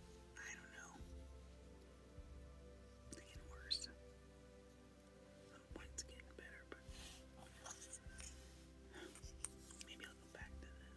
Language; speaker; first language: English; native; English